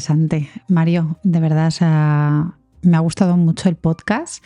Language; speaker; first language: Spanish; native; Spanish